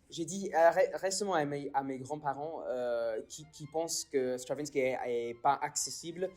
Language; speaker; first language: French; non-native, fluent; English